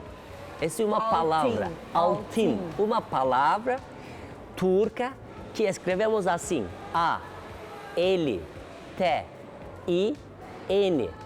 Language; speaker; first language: Portuguese; non-native, learner; Turkish